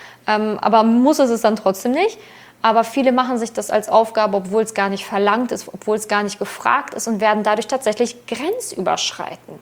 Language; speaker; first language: German; native; German